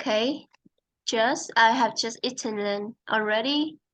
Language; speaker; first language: English; non-native, fluent; Vietnamese